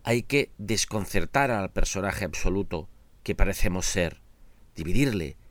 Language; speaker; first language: Spanish; non-native, local second language; Catalan